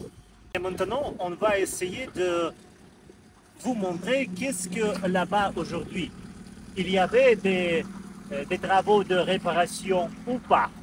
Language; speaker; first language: French; non-native, learner; Russian